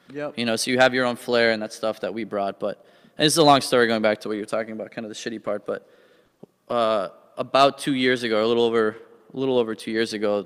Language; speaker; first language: English; native; English